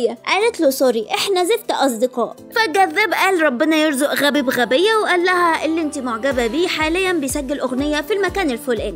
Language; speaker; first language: Arabic; native; Arabic